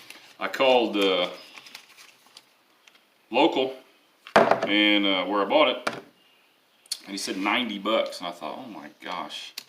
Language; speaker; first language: English; native; English